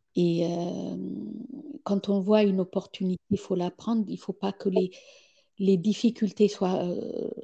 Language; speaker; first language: French; non-native, fluent; Amharic